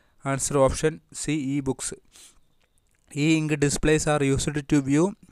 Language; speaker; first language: English; non-native, local second language; Malayalam